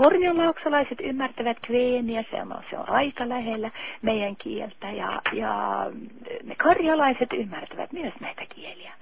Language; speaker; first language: Finnish; non-native, fluent; Norwegian